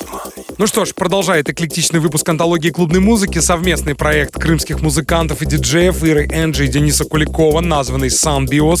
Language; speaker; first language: Russian; native; Russian